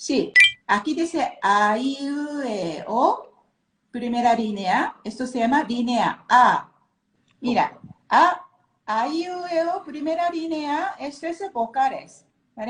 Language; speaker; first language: Spanish; non-native, learner; Japanese